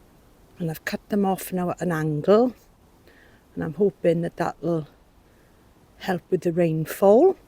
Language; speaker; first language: English; native; English